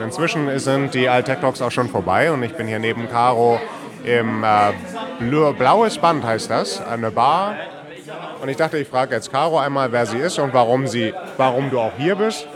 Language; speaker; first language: German; native; German